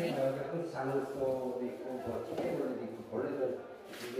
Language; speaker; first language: Korean; native; Korean